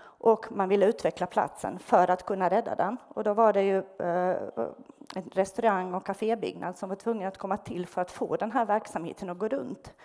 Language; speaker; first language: Swedish; non-native, fluent; Bosnian